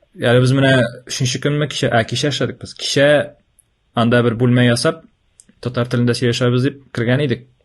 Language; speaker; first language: Tatar; native; Tatar